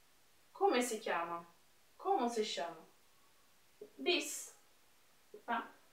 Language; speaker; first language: Italian; non-native, fluent; Portuguese